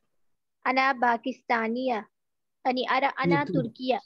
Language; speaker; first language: Arabic; non-native, learner; Urdu